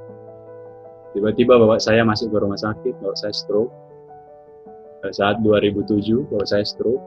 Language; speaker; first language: Indonesian; native; Indonesian